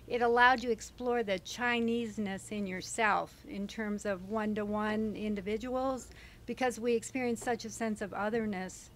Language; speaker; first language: English; non-native, fluent; Tibetan